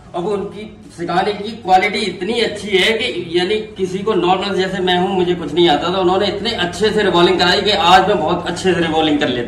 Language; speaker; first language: Hindi; native; Hindi